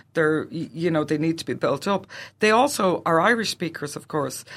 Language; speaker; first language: English; native; English